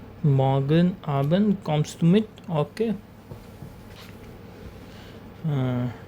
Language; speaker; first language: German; non-native, learner; Hindi